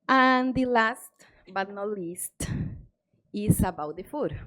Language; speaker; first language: English; non-native, learner; Spanish